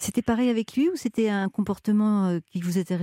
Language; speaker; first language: French; native; French